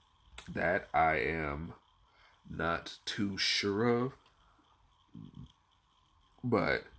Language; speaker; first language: English; native; English